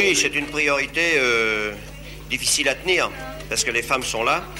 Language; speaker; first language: French; native; French